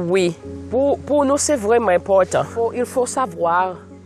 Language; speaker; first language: French; non-native, local second language; Seselwa Creole French